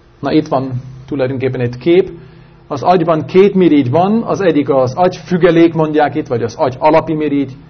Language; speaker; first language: Hungarian; non-native, fluent; German